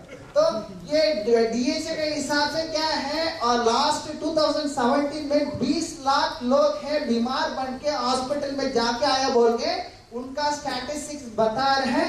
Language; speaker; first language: Hindi; non-native, local second language; Tamil